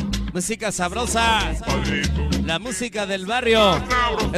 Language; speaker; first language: Spanish; native; Spanish